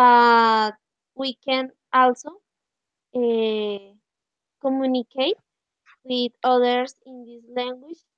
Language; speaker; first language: English; non-native, learner; Spanish